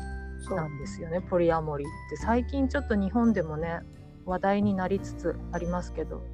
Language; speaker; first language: Japanese; native; Japanese